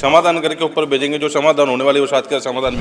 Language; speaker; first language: Hindi; native; Hindi